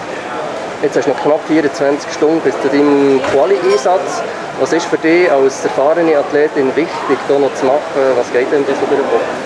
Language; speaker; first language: German; native; German